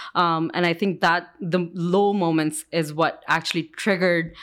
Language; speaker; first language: English; early bilingual, other home language; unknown